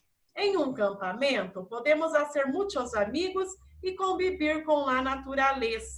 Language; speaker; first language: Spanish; non-native, fluent; Portuguese